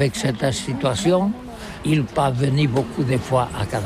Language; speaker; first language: French; non-native, learner; Catalan